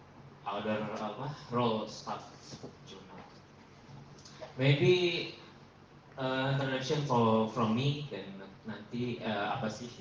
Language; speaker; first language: English; non-native, learner; Indonesian